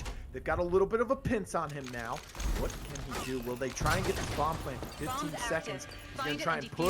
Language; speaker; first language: English; native; English